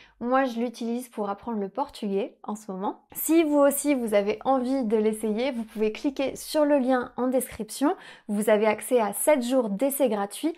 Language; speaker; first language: French; native; French